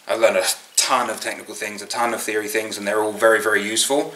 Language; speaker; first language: English; native; English